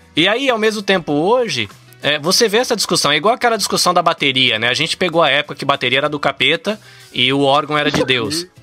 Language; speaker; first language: Portuguese; native; Portuguese